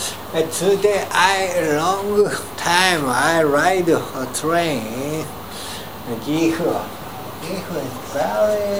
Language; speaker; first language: English; non-native, learner; Japanese